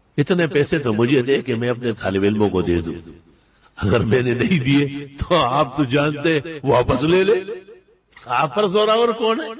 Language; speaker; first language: Urdu; non-native, local second language; Pashto